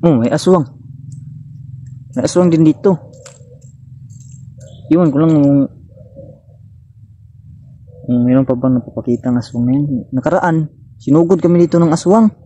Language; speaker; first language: Filipino; non-native, local second language; Cebuano